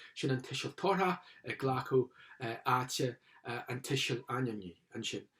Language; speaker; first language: Irish; non-native, local second language; English